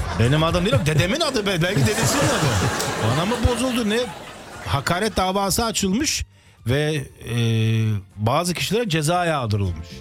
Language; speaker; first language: Turkish; early bilingual, heritage; Turkish